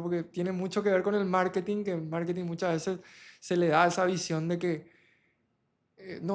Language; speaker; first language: Spanish; native; Spanish